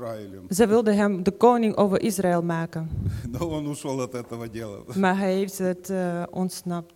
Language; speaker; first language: Dutch; non-native, fluent; Ukrainian